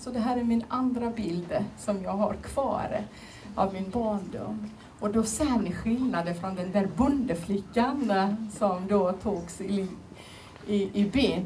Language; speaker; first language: Swedish; non-native, fluent; Turoyo